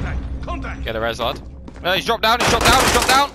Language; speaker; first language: English; native; English